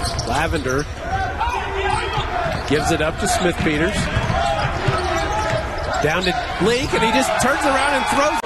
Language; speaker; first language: English; native; English